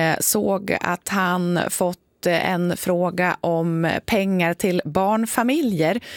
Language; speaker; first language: Swedish; native; Swedish